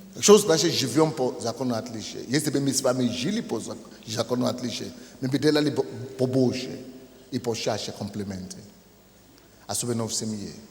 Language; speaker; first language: Russian; non-native, fluent; Yoruba